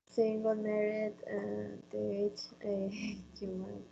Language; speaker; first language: English; non-native, learner; Spanish